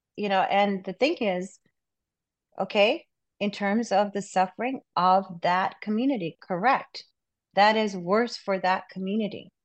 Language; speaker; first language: English; non-native, local second language; Urdu